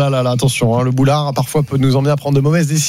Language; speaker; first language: French; native; French